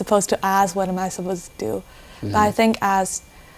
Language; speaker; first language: English; non-native, fluent; Chinese